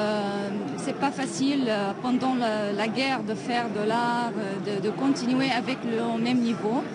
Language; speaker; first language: French; non-native, fluent; Arabic